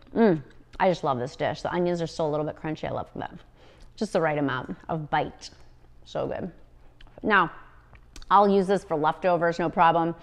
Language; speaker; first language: English; native; English